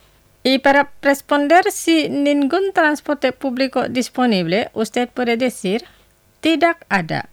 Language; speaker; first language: Spanish; non-native, fluent; Indonesian